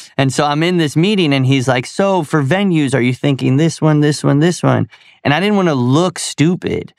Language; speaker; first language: English; native; English